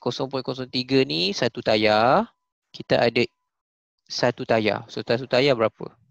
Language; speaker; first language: Malay; native; Malay